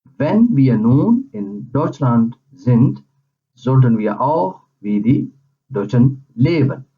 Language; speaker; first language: German; non-native, fluent; Urdu